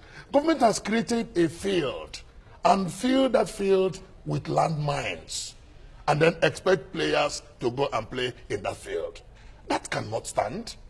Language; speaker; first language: English; non-native, local second language; Igbo